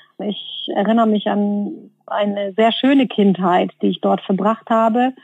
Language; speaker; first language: German; early bilingual, other home language; Bosnian